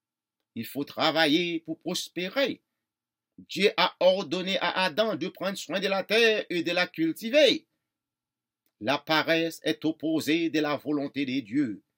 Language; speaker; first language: French; non-native, local second language; Haitian Creole